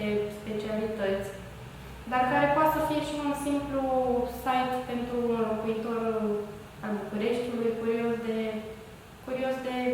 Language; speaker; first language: Romanian; native; Romanian